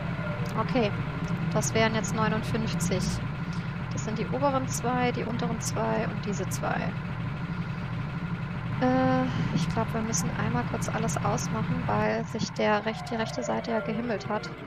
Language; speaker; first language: German; native; German